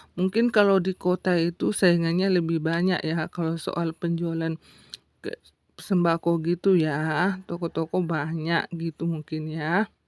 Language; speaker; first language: Indonesian; non-native, local second language; Buginese